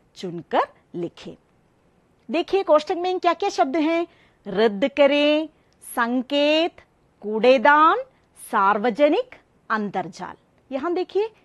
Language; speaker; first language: Hindi; non-native, local second language; Malayalam